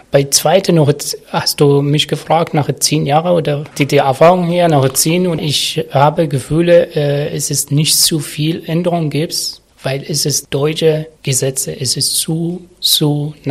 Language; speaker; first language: German; non-native, learner; Arabic